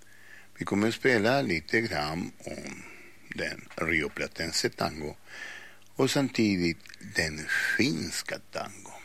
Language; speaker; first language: Swedish; non-native, fluent; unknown